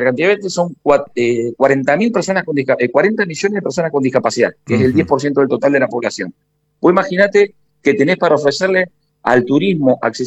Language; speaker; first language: Spanish; native; Spanish